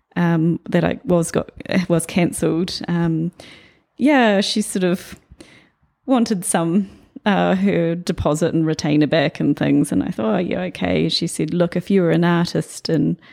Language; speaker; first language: English; native; English